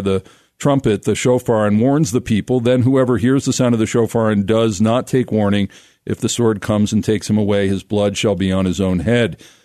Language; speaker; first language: English; native; English